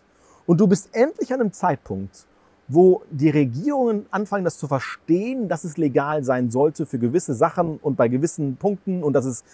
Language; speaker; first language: German; native; German